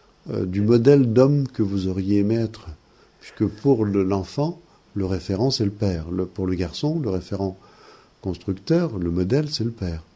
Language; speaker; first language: French; native; French